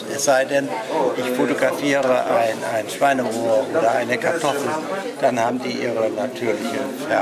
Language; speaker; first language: German; native; German